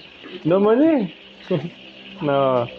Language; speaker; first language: English; non-native, learner; French